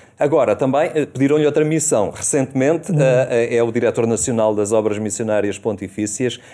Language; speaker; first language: Portuguese; native; Portuguese